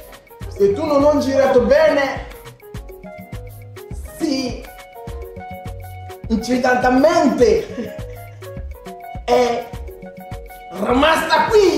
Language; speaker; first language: Italian; non-native, learner; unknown